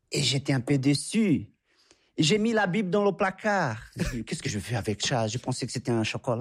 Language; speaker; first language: French; non-native, fluent; Portuguese